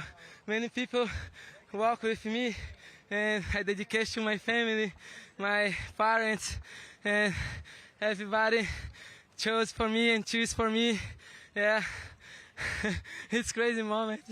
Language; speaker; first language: English; non-native, learner; Portuguese